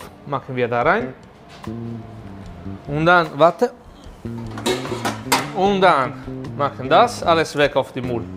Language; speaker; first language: German; non-native, learner; Italian